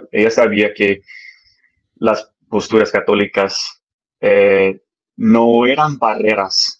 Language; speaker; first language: Spanish; early bilingual, heritage; English